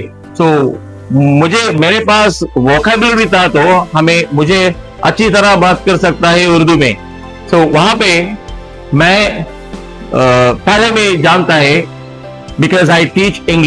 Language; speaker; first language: Hindi; non-native, learner; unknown